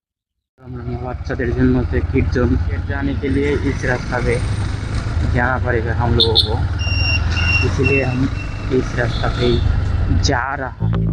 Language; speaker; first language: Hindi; non-native, learner; Bangla